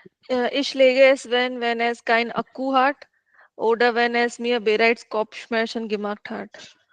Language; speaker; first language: German; non-native, learner; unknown